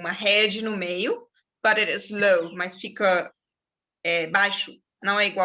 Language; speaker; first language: Portuguese; non-native, fluent; German